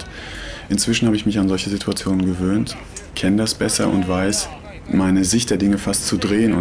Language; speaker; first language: German; native; German